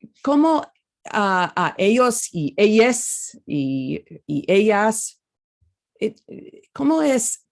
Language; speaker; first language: Spanish; non-native, fluent; English